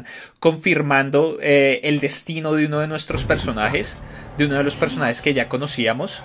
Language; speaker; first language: Spanish; native; Spanish